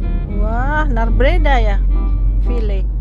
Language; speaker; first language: Dutch; non-native, learner; Indonesian